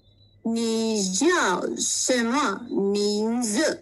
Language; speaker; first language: Chinese; non-native, learner; English